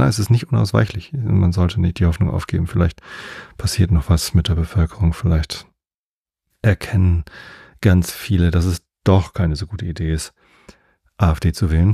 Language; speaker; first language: German; native; German